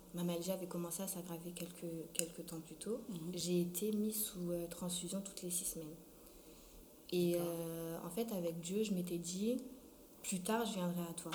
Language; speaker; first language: French; early bilingual, other home language; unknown